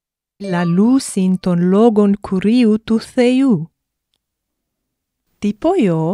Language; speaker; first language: Greek; non-native, fluent; English